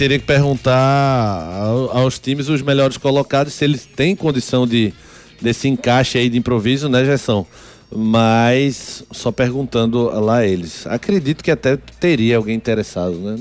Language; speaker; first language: Portuguese; native; Portuguese